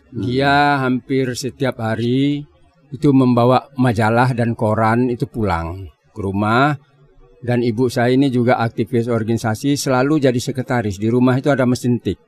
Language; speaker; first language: Indonesian; native; Indonesian